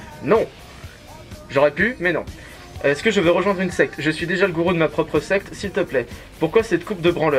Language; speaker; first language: French; native; French